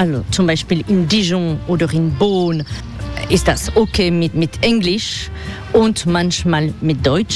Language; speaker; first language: German; non-native, fluent; French